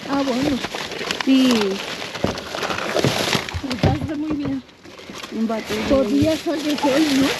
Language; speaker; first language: Spanish; non-native, learner; Filipino